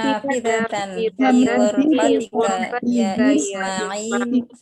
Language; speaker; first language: Arabic; non-native, learner; Indonesian